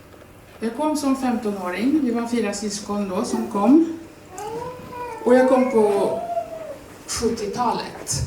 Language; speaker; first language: Swedish; non-native, fluent; Swahili